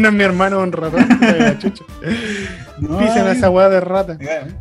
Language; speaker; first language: Spanish; native; Spanish